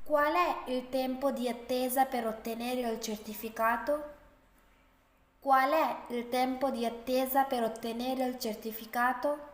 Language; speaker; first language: Italian; non-native, fluent; Urdu